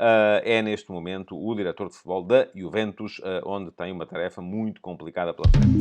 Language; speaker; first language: Portuguese; native; Portuguese